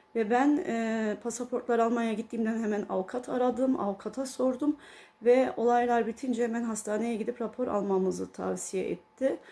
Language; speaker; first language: Turkish; early bilingual, heritage; Turkish